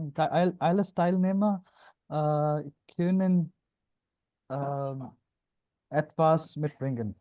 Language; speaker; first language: German; non-native, learner; Punjabi